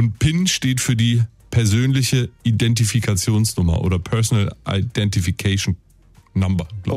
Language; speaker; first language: German; native; German